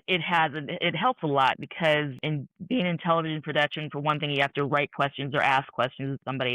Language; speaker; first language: English; native; English